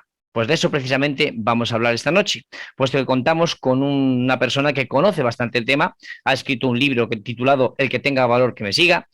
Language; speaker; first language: Spanish; native; Spanish